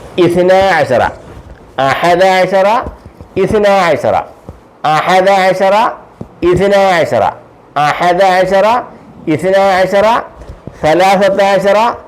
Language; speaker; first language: Arabic; non-native, fluent; Malayalam